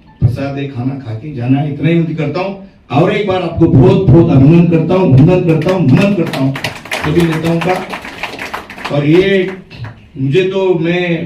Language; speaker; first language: Hindi; non-native, local second language; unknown